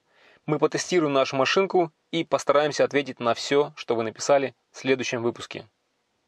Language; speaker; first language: Russian; native; Russian